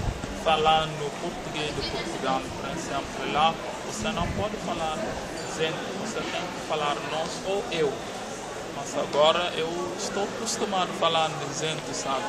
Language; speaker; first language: Portuguese; non-native, local second language; Upper Guinea Crioulo